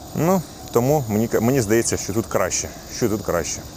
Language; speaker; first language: Ukrainian; non-native, local second language; Russian